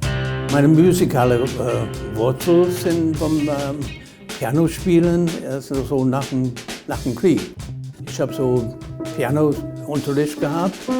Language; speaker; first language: German; non-native, fluent; English